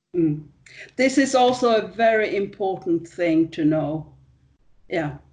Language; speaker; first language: English; non-native, fluent; Swedish